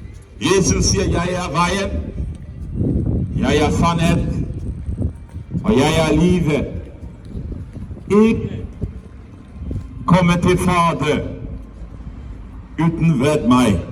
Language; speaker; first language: Norwegian; non-native, fluent; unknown